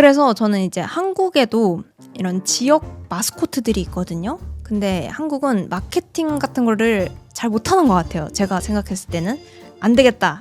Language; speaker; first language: Korean; native; Korean